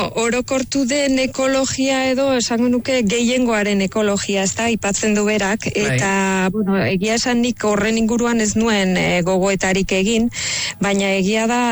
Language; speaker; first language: Basque; native; Basque